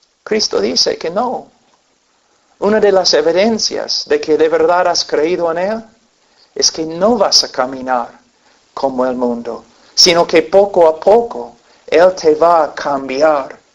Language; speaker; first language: Spanish; non-native, fluent; English